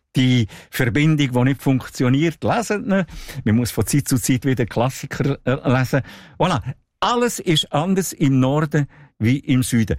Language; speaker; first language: German; non-native, local second language; Italian